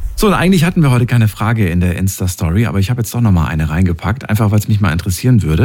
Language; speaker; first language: German; native; German